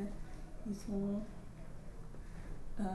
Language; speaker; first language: French; non-native, learner; English